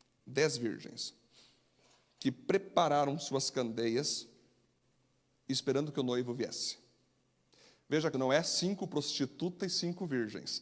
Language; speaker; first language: Portuguese; native; Portuguese